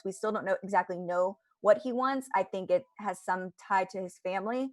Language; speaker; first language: English; native; English